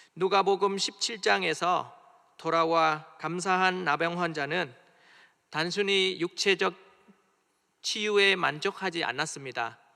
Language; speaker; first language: Korean; non-native, fluent; Vietnamese